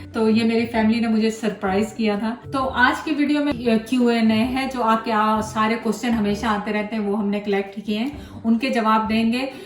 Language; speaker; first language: Urdu; native; Urdu